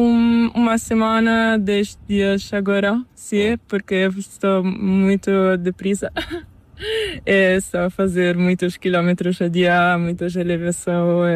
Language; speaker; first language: Spanish; non-native, learner; Italian